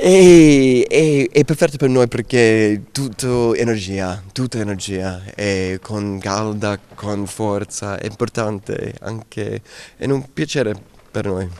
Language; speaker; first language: Italian; non-native, learner; English